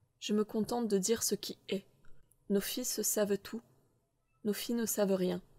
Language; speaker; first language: French; native; French